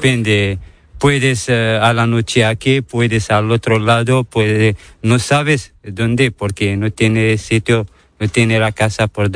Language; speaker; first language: Spanish; non-native, learner; Arabic